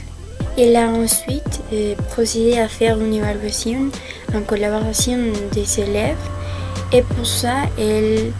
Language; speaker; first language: French; non-native, fluent; Spanish